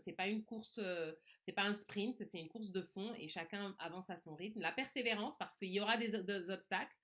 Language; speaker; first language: French; native; French